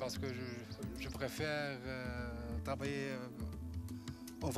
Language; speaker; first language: French; non-native, local second language; Arabic